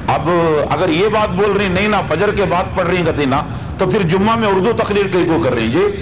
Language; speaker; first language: Urdu; native; Urdu